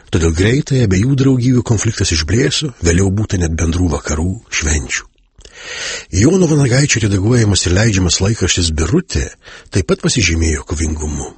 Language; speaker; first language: Lithuanian; native; Lithuanian